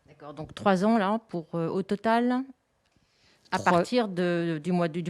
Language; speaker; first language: French; native; French